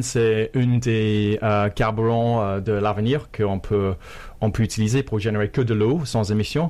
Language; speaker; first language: French; non-native, fluent; English